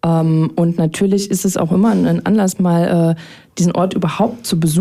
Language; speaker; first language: German; native; German